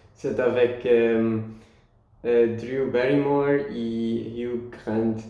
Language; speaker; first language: French; non-native, learner; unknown